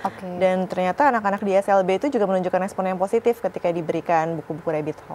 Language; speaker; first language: Indonesian; native; Indonesian